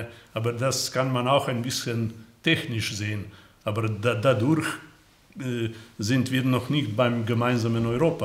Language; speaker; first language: German; non-native, fluent; Slovenian